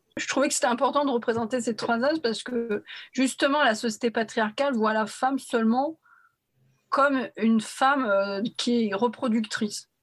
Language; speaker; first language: French; early bilingual, other home language; Arabic